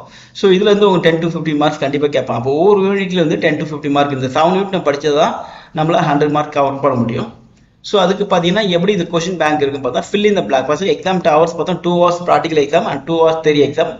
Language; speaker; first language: Tamil; native; Tamil